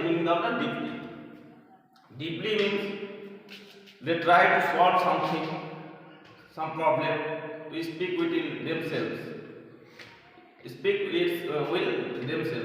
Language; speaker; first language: English; non-native, local second language; Bangla